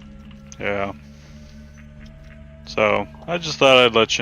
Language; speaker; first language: English; native; English